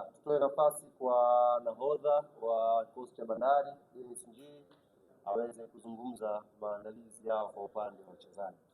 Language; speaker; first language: Swahili; native; Swahili